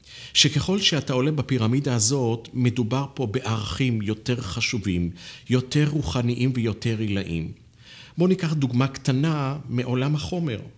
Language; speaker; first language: Hebrew; native; Hebrew